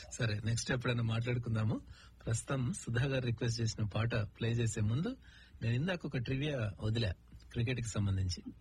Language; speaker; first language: Telugu; native; Telugu